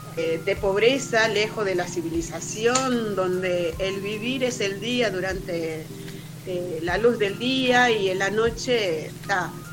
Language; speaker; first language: Spanish; non-native, fluent; Portuguese